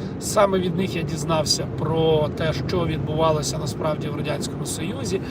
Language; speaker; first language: Ukrainian; non-native, local second language; Russian